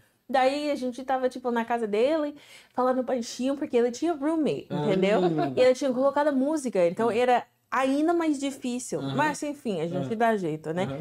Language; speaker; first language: Portuguese; non-native, fluent; English